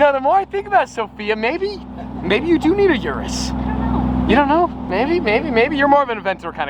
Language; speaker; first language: English; native; English